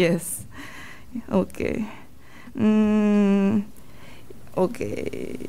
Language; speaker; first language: English; non-native, learner; Japanese